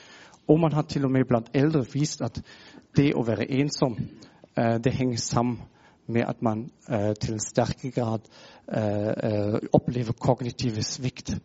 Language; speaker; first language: Norwegian; non-native, fluent; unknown